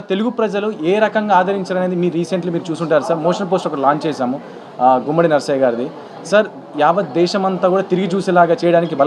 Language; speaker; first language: Telugu; native; Telugu